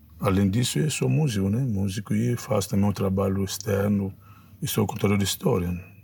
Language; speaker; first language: Portuguese; non-native, fluent; Kongo